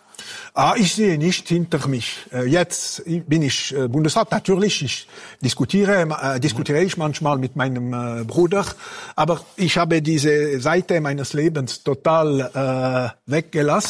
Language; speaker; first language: German; non-native, local second language; French